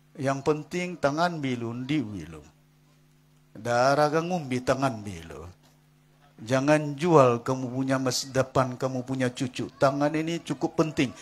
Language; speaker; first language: Malay; non-native, local second language; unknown